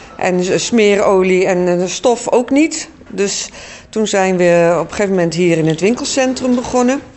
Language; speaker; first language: Dutch; native; Dutch